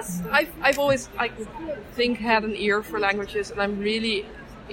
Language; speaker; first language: English; non-native, fluent; Dutch